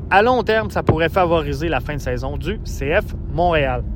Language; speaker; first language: French; native; French